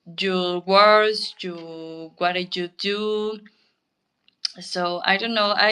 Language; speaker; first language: English; non-native, learner; Spanish